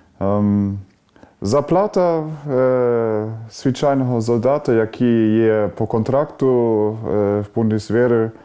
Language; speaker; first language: Ukrainian; non-native, learner; German